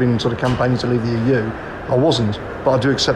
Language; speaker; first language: English; native; English